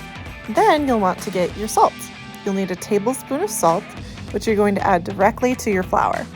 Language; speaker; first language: English; native; English